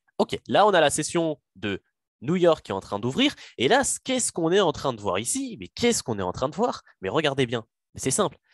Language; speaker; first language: French; native; French